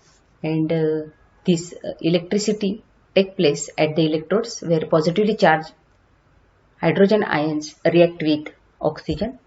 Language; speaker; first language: English; non-native, local second language; Marathi